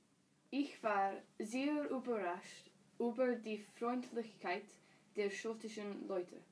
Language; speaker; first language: German; non-native, learner; English